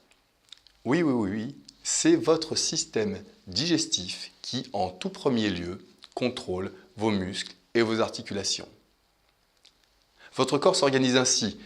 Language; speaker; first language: French; native; French